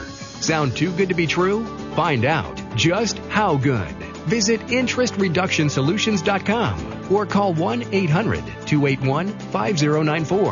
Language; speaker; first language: English; native; English